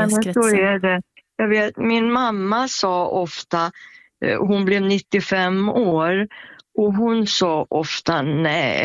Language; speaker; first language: Swedish; native; Swedish